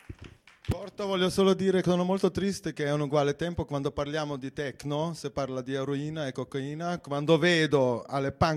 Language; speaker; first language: Italian; non-native, fluent; German